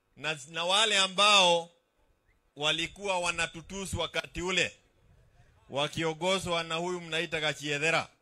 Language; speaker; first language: Swahili; non-native, local second language; Kikuyu